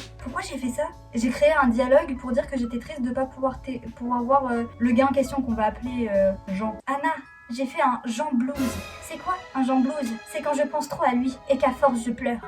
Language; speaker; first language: French; native; French